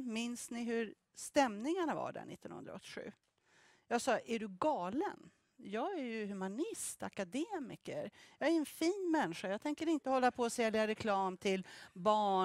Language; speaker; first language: Swedish; native; Swedish